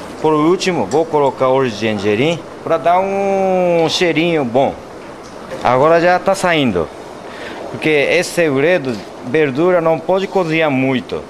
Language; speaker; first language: Portuguese; non-native, learner; Japanese